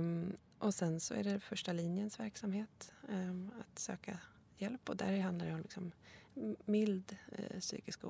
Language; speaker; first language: Swedish; native; Swedish